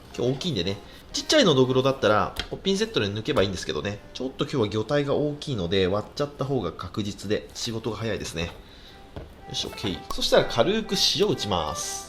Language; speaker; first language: Japanese; native; Japanese